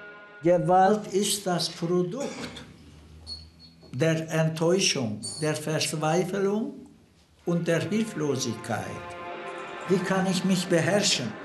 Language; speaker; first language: German; non-native, fluent; Turkish